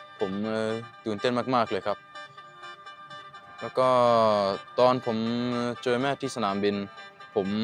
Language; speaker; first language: Thai; early bilingual, heritage; Norwegian